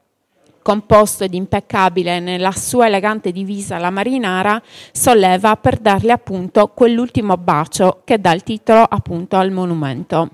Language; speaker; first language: Italian; native; Italian